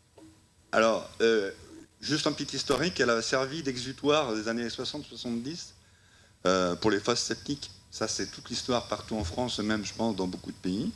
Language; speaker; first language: French; native; French